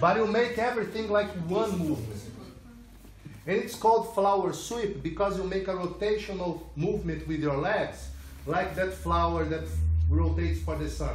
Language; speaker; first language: English; non-native, fluent; Portuguese